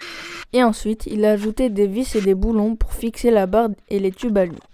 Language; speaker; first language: French; native; French